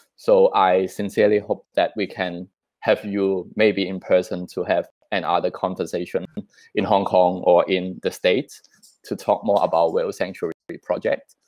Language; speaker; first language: English; non-native, local second language; Chinese